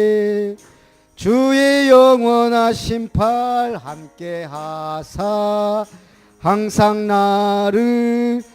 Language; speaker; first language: Korean; native; Korean